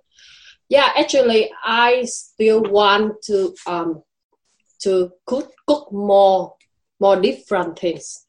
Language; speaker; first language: English; non-native, learner; Vietnamese